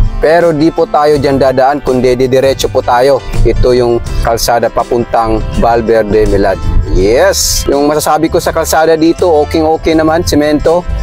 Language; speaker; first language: Filipino; non-native, local second language; Cebuano